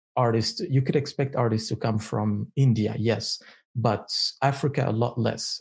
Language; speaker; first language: English; non-native, fluent; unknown